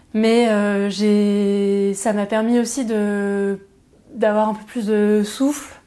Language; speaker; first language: French; native; French